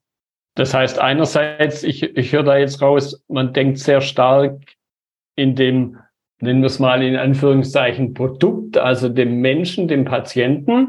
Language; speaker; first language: German; native; German